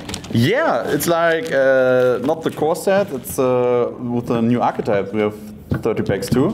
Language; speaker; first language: English; non-native, learner; German